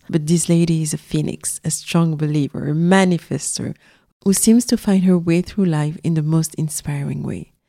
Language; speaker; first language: English; non-native, fluent; French